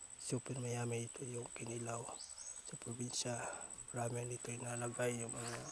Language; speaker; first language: Filipino; non-native, local second language; Cebuano